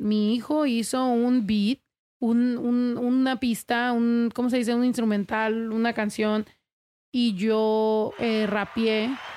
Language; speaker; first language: Spanish; early bilingual, heritage; Spanish